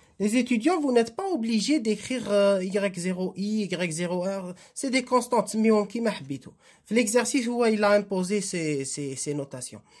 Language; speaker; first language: French; non-native, local second language; Arabic